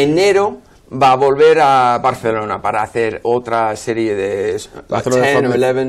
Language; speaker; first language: Spanish; non-native, fluent; English